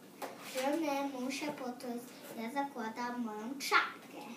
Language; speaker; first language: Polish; early bilingual, heritage; Polish